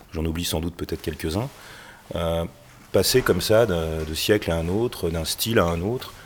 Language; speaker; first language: French; native; French